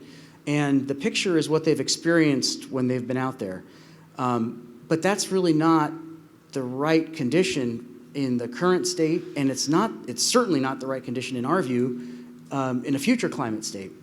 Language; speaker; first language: English; native; English